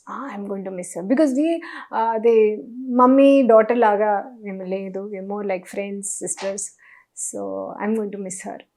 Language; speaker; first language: Telugu; non-native, learner; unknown